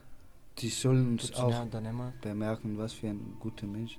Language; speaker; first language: German; non-native, learner; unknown